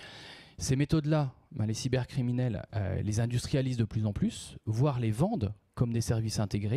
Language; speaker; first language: French; native; French